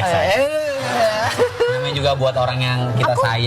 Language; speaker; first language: Indonesian; native; Indonesian